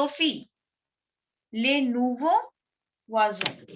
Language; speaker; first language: French; non-native, fluent; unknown